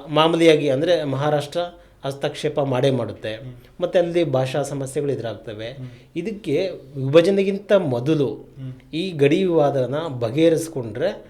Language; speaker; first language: Kannada; native; Kannada